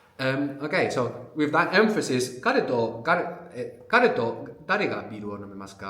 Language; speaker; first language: Japanese; non-native, fluent; English